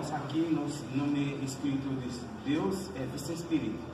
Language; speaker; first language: Portuguese; non-native, learner; Haitian Creole